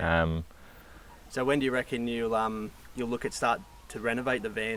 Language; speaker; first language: English; native; English